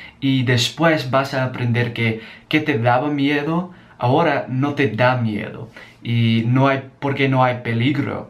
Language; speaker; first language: Spanish; non-native, learner; English